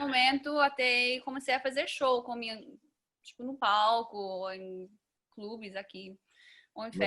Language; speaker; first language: Portuguese; non-native, fluent; English